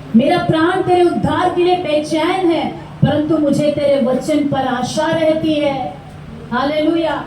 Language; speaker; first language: Hindi; non-native, local second language; Telugu